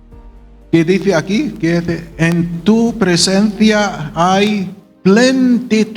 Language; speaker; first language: Spanish; non-native, fluent; Arabic